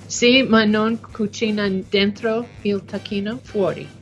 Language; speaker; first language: Italian; non-native, learner; English